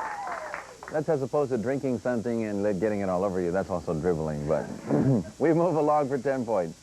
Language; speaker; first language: English; native; English